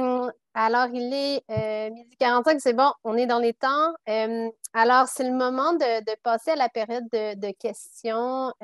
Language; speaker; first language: French; native; French